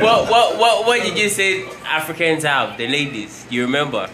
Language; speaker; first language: English; non-native, local second language; Akan